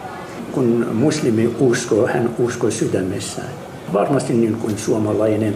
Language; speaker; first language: Finnish; non-native, fluent; Arabic